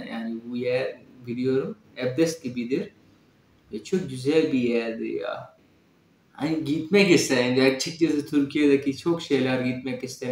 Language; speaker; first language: Turkish; non-native, learner; Urdu